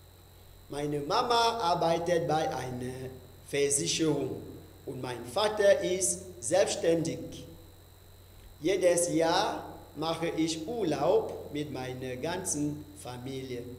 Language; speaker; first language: German; non-native, fluent; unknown